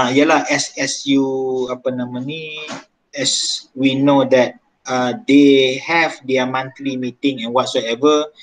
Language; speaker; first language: English; non-native, local second language; Malay